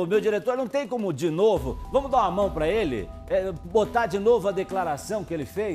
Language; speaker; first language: Portuguese; native; Portuguese